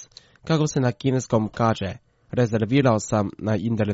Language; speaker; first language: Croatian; non-native, fluent; Chinese